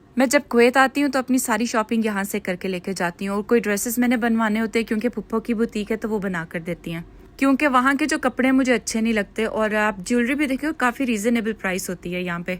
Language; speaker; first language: Urdu; native; Urdu